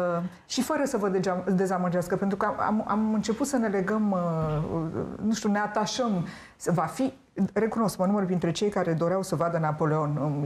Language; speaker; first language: Romanian; native; Romanian